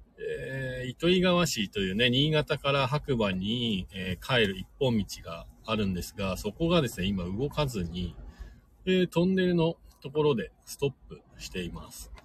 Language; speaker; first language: Japanese; native; Japanese